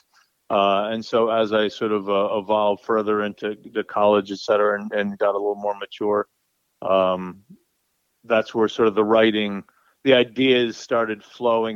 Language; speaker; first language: English; native; English